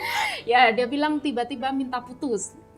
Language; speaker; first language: Indonesian; non-native, local second language; Javanese